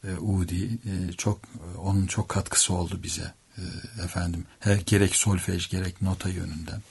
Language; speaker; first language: Turkish; native; Turkish